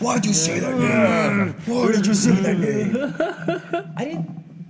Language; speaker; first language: English; native; English